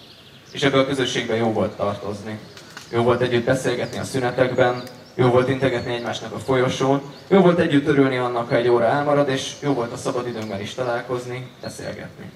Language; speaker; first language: Hungarian; native; Hungarian